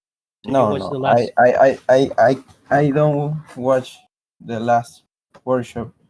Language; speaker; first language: English; non-native, learner; Spanish